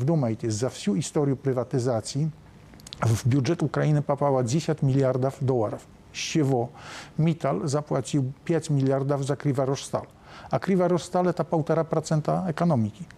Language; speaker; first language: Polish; non-native, learner; Russian